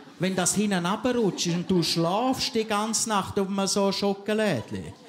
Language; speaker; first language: German; native; German